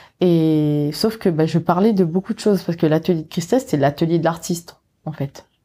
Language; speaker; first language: French; non-native, local second language; Morisyen